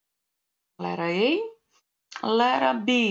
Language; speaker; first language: English; non-native, learner; Portuguese